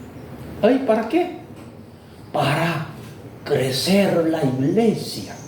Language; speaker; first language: Spanish; non-native, fluent; Korean